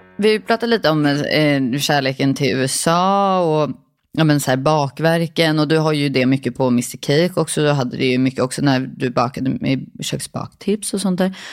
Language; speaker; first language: Swedish; native; Swedish